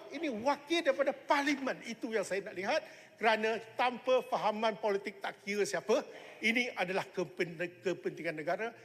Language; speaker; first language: Malay; non-native, local second language; Chinese